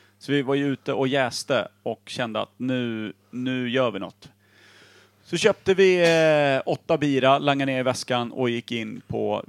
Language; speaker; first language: Swedish; native; Swedish